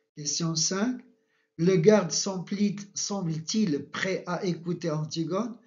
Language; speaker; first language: French; non-native, local second language; Arabic